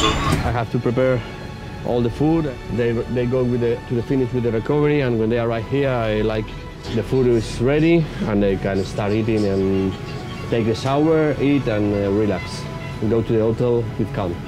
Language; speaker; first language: English; non-native, learner; Spanish